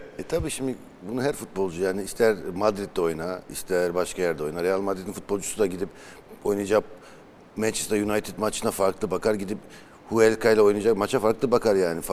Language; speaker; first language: Turkish; early bilingual, heritage; Turkish